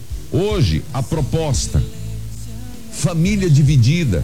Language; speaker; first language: Portuguese; native; Portuguese